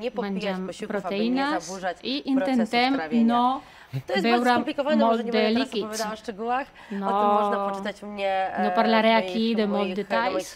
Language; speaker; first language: Catalan; non-native, learner; Polish